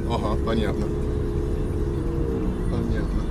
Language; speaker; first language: Russian; non-native, learner; English